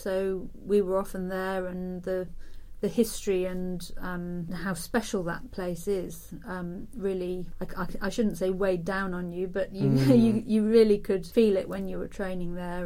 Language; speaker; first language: English; native; English